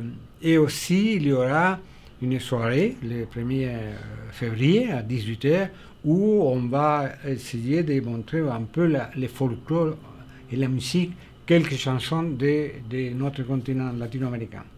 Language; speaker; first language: French; non-native, fluent; Spanish